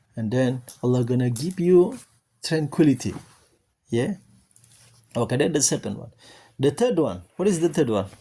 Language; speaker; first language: English; non-native, learner; Indonesian